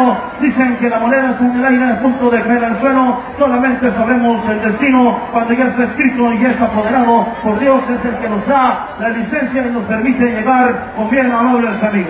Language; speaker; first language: Spanish; native; Spanish